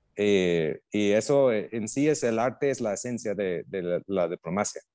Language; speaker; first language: Spanish; non-native, fluent; English